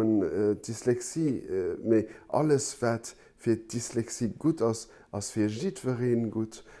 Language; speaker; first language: German; non-native, local second language; Luxembourgish